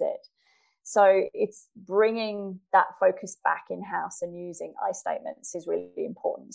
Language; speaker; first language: English; native; English